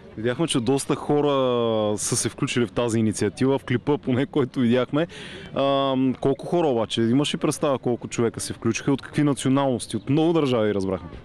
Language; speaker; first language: Bulgarian; native; Bulgarian